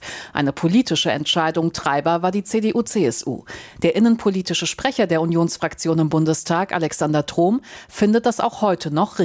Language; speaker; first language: German; native; German